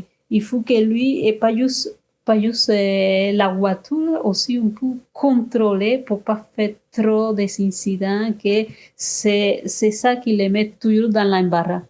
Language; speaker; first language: French; non-native, fluent; Spanish